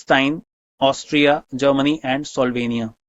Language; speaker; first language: English; non-native, local second language; Hindi